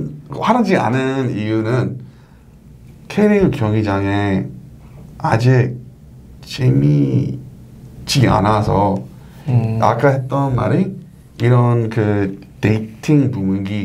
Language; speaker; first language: Korean; non-native, learner; English